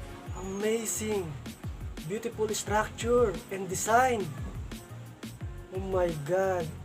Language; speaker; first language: English; non-native, local second language; Filipino